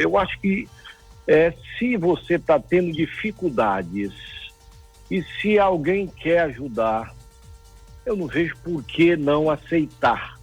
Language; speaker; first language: Portuguese; native; Portuguese